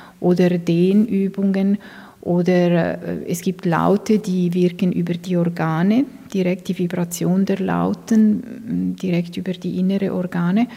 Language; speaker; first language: German; non-native, fluent; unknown